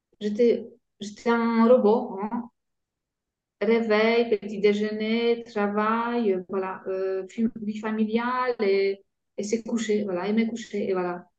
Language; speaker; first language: French; non-native, fluent; Polish